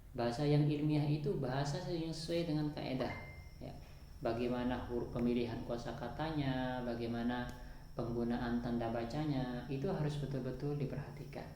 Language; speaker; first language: Indonesian; non-native, local second language; Sasak